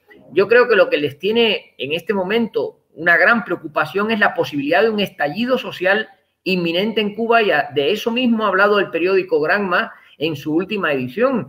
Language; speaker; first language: Spanish; native; Spanish